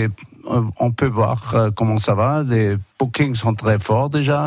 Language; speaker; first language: French; non-native, fluent; German